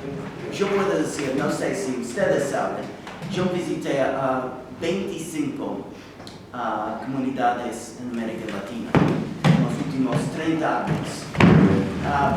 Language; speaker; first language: Spanish; non-native, fluent; English